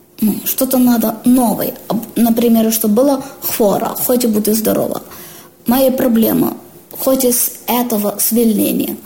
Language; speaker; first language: Ukrainian; non-native, learner; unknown